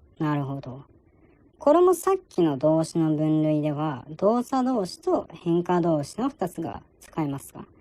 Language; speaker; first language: Japanese; native; Japanese